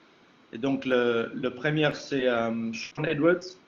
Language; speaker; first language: French; non-native, fluent; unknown